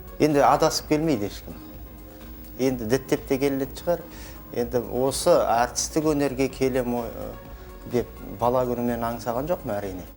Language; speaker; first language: Kazakh; native; Kazakh